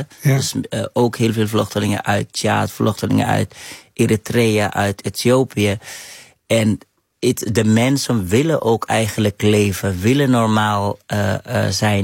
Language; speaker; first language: Dutch; non-native, fluent; Arabic